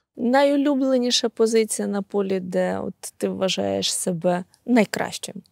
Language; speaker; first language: Ukrainian; native; Ukrainian